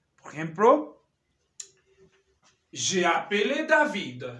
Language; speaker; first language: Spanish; non-native, fluent; French